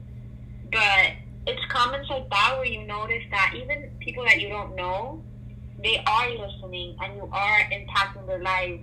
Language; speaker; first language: English; native; English